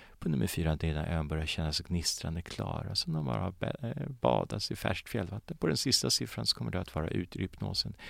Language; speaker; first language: Swedish; early bilingual, other home language; Polish